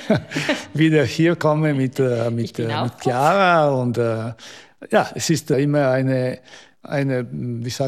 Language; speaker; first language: German; non-native, fluent; Italian